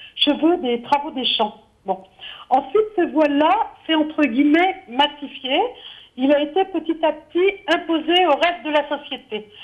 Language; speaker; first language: French; native; French